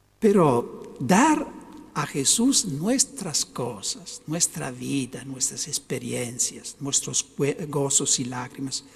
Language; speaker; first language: Spanish; non-native, fluent; Italian